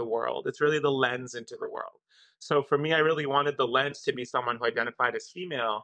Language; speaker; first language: English; non-native, local second language; Urdu